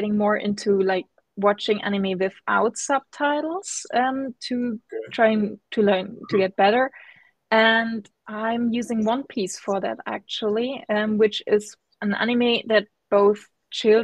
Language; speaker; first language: English; non-native, fluent; German